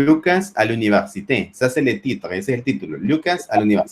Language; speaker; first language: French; non-native, fluent; Spanish